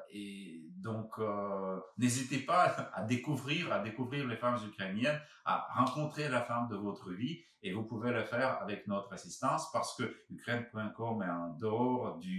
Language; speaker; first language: French; non-native, fluent; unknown